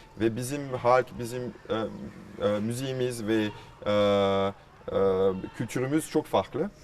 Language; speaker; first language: Turkish; non-native, fluent; French